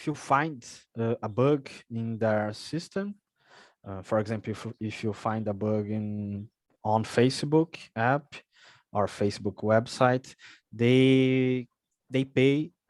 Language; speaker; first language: English; non-native, learner; Portuguese